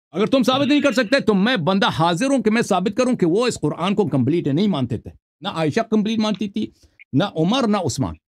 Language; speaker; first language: Urdu; non-native, local second language; Punjabi